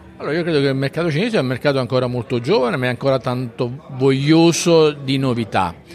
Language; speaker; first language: Italian; native; Italian